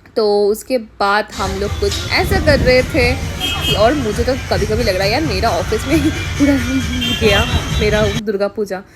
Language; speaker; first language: Hindi; non-native, local second language; Bangla